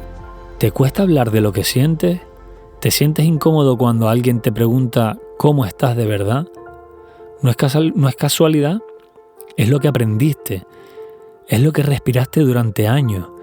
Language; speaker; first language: Spanish; native; Spanish